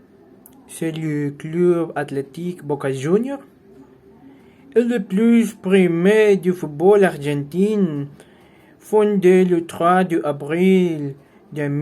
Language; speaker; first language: French; non-native, learner; Spanish